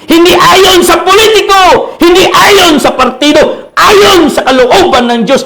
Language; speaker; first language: Filipino; non-native, local second language; Cebuano